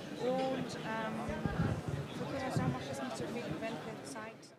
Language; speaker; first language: German; non-native, fluent; Dutch